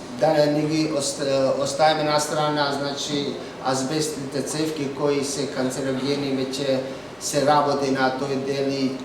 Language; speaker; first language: Macedonian; non-native, local second language; Albanian